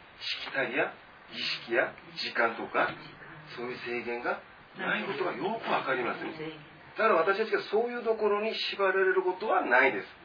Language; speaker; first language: Japanese; non-native, fluent; Korean